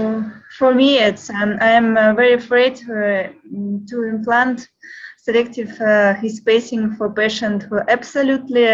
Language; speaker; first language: English; non-native, learner; Russian